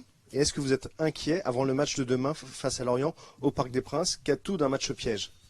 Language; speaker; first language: French; native; French